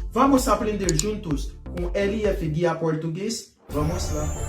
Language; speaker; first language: Portuguese; non-native, fluent; Haitian Creole